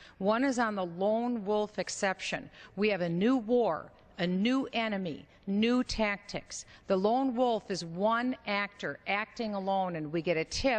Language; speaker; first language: English; native; English